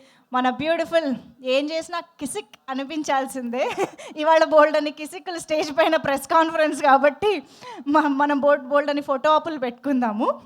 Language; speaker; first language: Telugu; native; Telugu